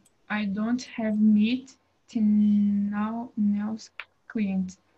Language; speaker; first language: English; non-native, learner; Portuguese